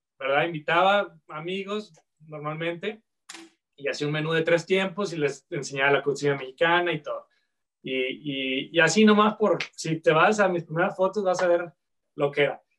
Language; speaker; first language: Spanish; native; Spanish